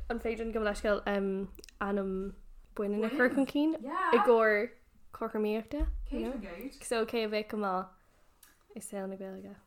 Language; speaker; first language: Irish; non-native, local second language; English